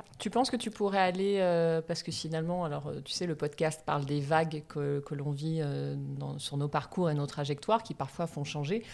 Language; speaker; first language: French; native; French